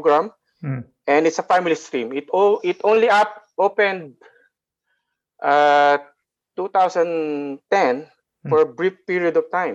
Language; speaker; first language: English; non-native, local second language; Filipino